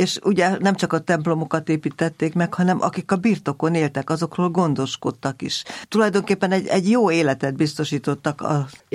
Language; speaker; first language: Hungarian; native; Hungarian